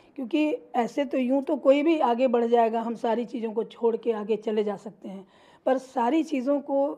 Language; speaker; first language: Hindi; native; Hindi